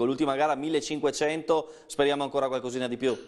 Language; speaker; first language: Italian; native; Italian